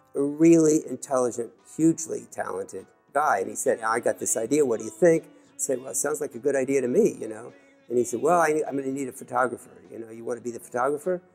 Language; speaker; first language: English; native; English